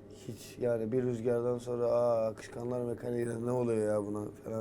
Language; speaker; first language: Turkish; early bilingual, heritage; Turkish